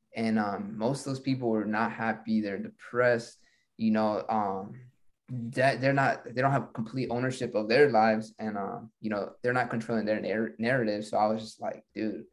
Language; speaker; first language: English; early bilingual, other home language; Spanish